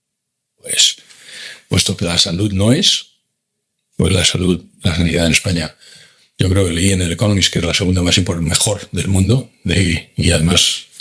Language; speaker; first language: Spanish; native; Spanish